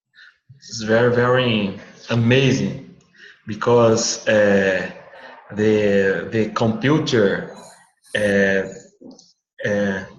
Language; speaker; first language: English; non-native, learner; Portuguese